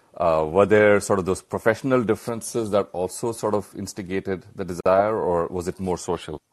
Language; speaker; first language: English; non-native, local second language; Hindi